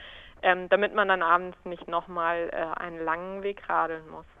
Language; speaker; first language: German; native; German